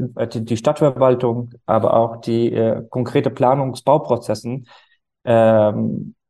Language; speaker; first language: German; non-native, fluent; Arabic